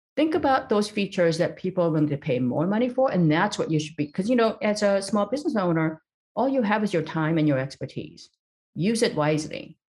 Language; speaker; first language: English; early bilingual, other home language; Korean